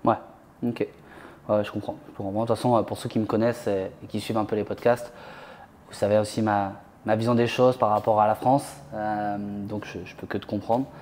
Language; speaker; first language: French; native; French